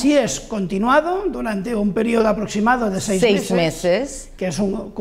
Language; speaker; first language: Spanish; non-native, local second language; Catalan